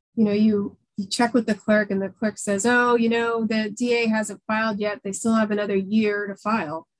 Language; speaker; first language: English; native; English